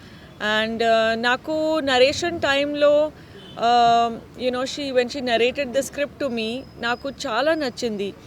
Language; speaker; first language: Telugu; non-native, fluent; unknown